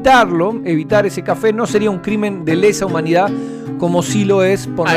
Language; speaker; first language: Spanish; native; Spanish